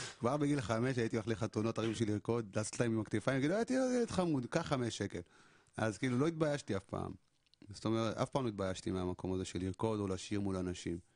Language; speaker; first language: Hebrew; early bilingual, other home language; Amharic